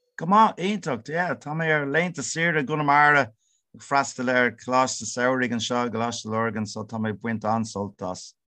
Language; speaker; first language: Irish; non-native, local second language; English